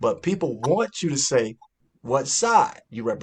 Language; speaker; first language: English; native; English